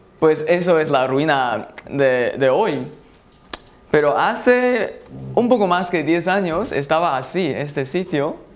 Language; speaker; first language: Spanish; non-native, fluent; Chinese